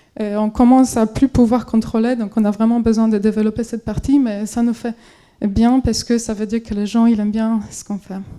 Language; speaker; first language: French; non-native, fluent; Polish